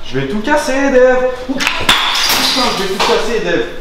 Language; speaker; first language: French; native; French